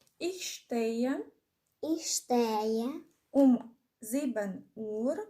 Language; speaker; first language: German; non-native, fluent; Ukrainian